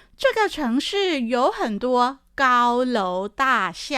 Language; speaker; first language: Chinese; non-native, fluent; Thai